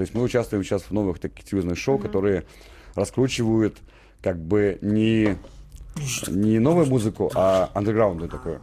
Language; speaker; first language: Russian; native; Russian